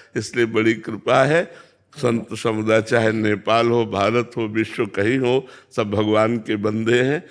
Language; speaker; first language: Hindi; native; Hindi